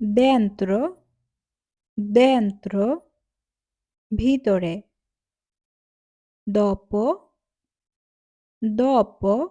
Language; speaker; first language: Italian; non-native, learner; Bangla